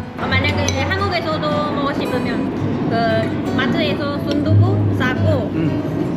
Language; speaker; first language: Korean; non-native, learner; Chinese